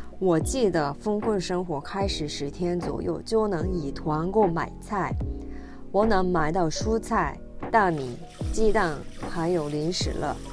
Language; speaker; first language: Chinese; non-native, fluent; Japanese